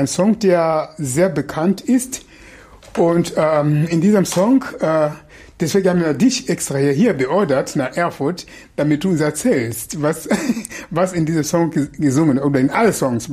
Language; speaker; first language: German; non-native, fluent; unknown